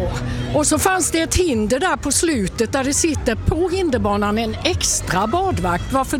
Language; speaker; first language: Swedish; native; Swedish